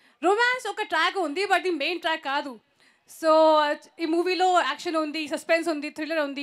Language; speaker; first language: Telugu; non-native, learner; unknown